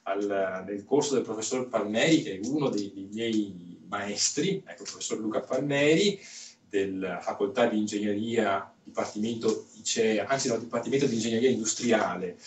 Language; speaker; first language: Italian; native; Italian